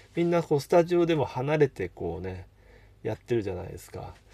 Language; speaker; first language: Japanese; native; Japanese